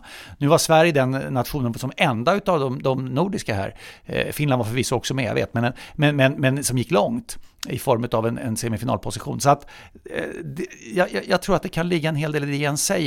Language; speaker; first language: Swedish; native; Swedish